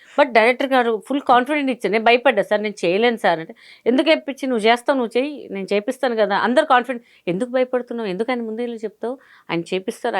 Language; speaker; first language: Telugu; non-native, local second language; Hindi